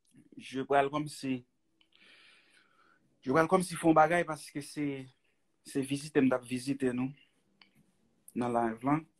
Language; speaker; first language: French; non-native, learner; Haitian Creole